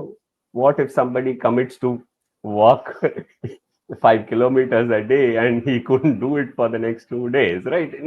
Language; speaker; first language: English; non-native, local second language; Tamil